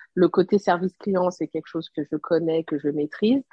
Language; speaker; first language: French; non-native, local second language; Rundi